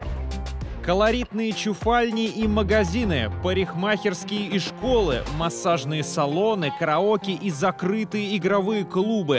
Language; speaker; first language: Russian; native; Russian